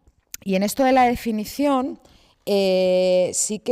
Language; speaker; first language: Spanish; native; Spanish